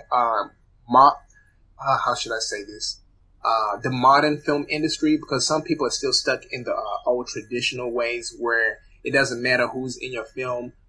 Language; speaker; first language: English; early bilingual, other home language; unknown